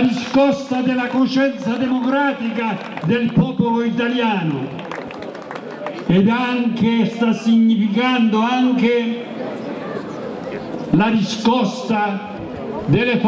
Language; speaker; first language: Italian; native; Italian